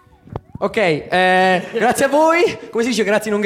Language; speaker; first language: Italian; native; Italian